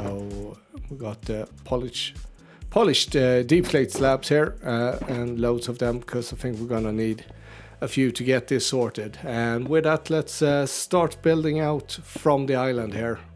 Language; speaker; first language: English; native; English